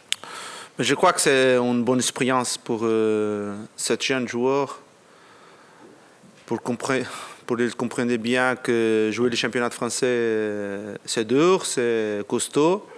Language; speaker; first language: French; non-native, learner; Portuguese